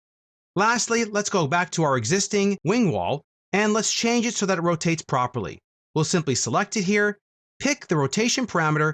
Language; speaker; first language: English; native; English